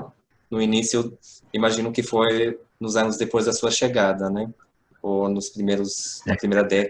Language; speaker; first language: Portuguese; non-native, fluent; Hungarian